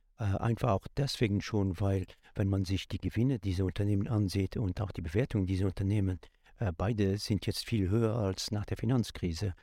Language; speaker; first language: German; non-native, local second language; Luxembourgish